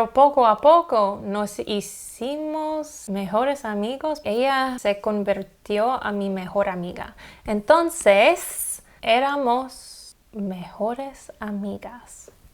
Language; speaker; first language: Spanish; non-native, fluent; English